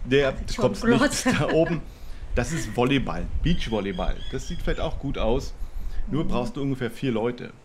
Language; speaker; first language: German; native; German